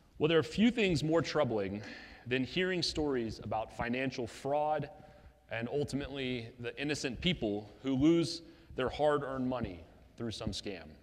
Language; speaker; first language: English; native; English